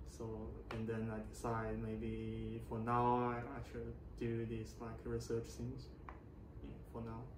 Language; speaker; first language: English; non-native, fluent; Chinese